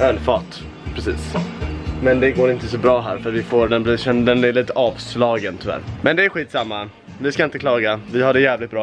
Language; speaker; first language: Swedish; native; Swedish